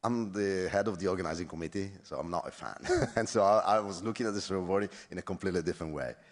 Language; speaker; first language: English; non-native, fluent; Italian